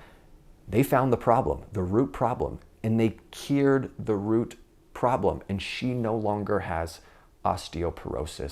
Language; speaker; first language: English; native; English